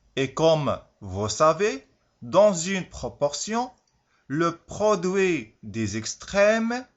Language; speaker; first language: French; non-native, local second language; Arabic